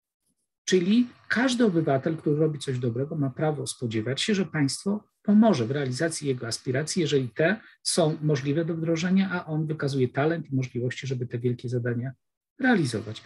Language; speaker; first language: Polish; native; Polish